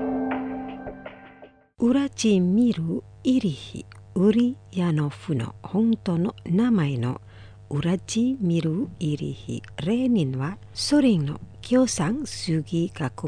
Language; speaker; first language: Japanese; non-native, fluent; Indonesian